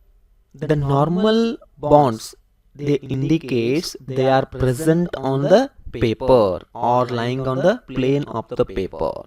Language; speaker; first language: English; non-native, local second language; Kannada